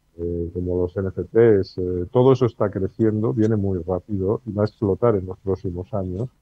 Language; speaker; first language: Spanish; native; Spanish